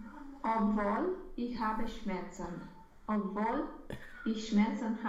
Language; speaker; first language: German; non-native, learner; Romanian